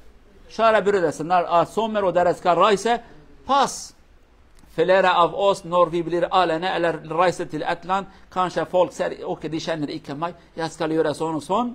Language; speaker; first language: Norwegian; non-native, learner; Kurdish